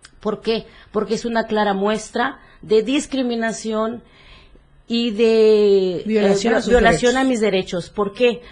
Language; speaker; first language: Spanish; native; Spanish